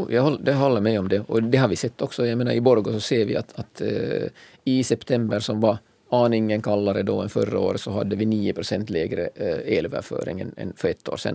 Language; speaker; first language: Swedish; native; Swedish